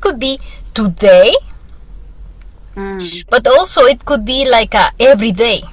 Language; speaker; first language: English; non-native, fluent; Spanish